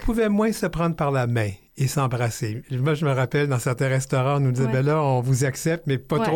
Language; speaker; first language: French; native; French